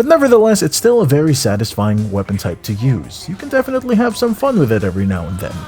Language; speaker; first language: English; native; English